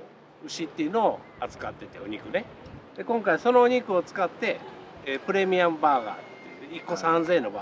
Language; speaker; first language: Japanese; native; Japanese